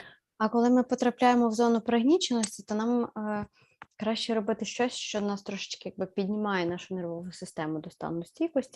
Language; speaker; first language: Ukrainian; native; Ukrainian